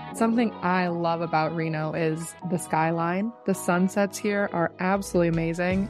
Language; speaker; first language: English; native; English